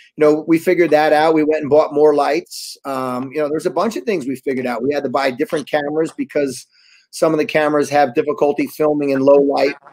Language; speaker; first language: English; native; English